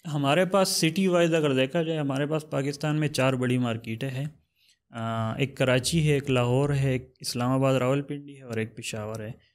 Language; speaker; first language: Urdu; non-native, local second language; Pashto